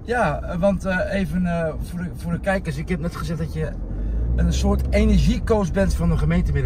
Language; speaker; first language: Dutch; native; Dutch